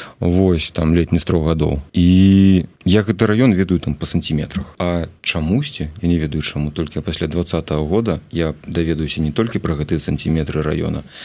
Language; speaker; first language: Belarusian; non-native, local second language; Russian